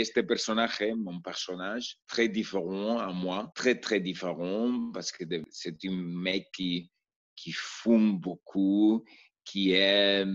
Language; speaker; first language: French; non-native, learner; Spanish